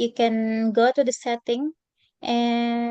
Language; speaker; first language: English; non-native, fluent; Indonesian